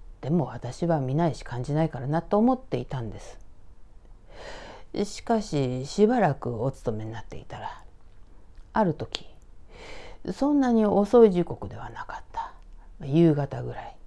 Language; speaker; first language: Japanese; native; Japanese